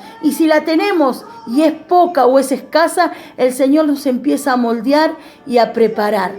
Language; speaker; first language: Spanish; native; Spanish